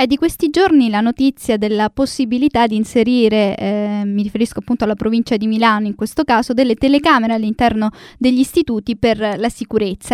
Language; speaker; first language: Italian; native; Italian